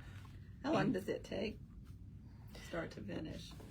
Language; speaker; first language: English; native; English